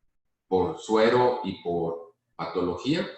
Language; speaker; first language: Spanish; native; Spanish